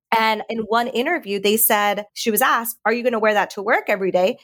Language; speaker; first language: English; early bilingual, other home language; Hindi